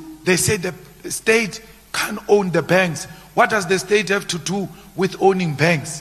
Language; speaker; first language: English; non-native, local second language; Northern Sotho